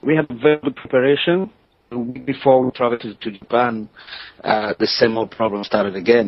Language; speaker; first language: English; non-native, local second language; French